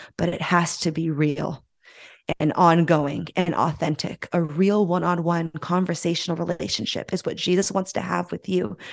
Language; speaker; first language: English; native; English